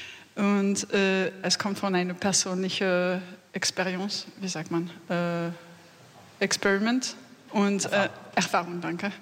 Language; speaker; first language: German; non-native, learner; French